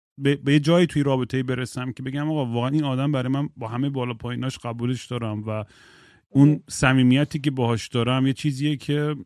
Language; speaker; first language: Persian; native; Persian